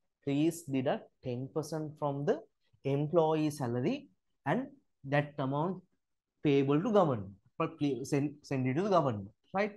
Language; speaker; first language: English; non-native, local second language; Sinhala